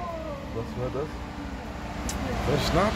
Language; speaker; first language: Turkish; early bilingual, other home language; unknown